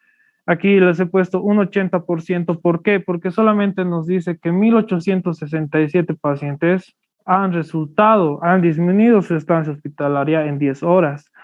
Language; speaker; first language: Spanish; native; Spanish